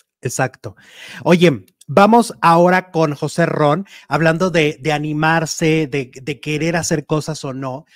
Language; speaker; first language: Spanish; native; Spanish